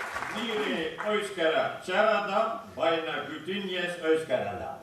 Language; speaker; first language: Basque; non-native, learner; Dutch